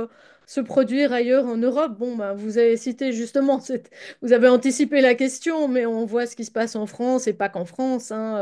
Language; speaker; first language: French; native; French